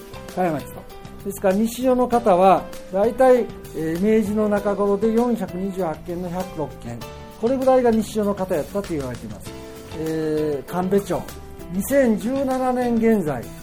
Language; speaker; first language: Japanese; native; Japanese